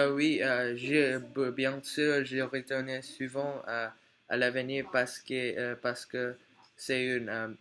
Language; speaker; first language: French; non-native, learner; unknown